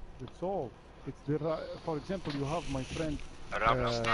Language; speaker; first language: English; non-native, learner; Polish